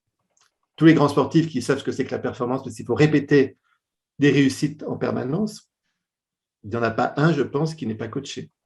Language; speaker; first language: French; native; French